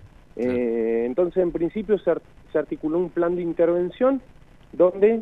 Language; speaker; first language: Spanish; native; Spanish